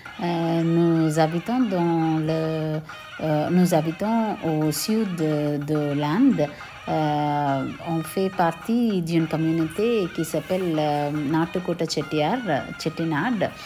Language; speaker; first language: French; non-native, local second language; Tamil